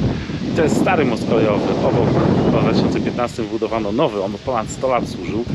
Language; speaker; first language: Polish; native; Polish